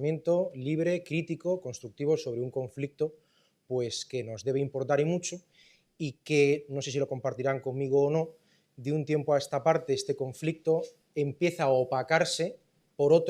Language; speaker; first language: Spanish; native; Spanish